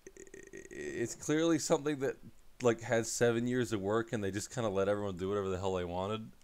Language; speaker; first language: English; native; English